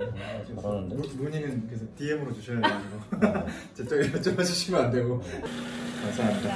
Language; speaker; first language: Korean; native; Korean